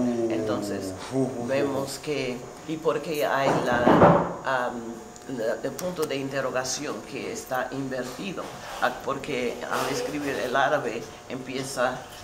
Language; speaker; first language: Spanish; non-native, fluent; English